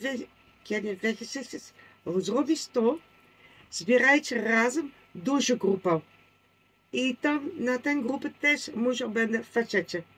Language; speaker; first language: Polish; non-native, learner; Dutch